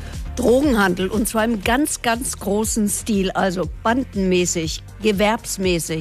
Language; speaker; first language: German; native; German